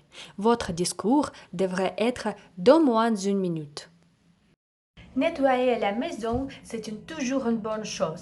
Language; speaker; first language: French; non-native, fluent; Russian